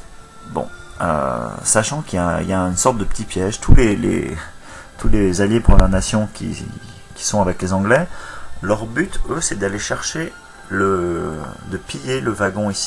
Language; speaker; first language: French; native; French